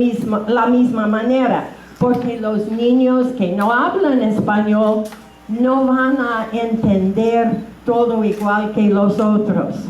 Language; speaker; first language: Spanish; non-native, fluent; English